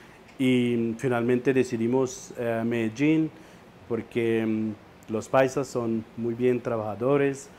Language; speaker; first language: Spanish; non-native, fluent; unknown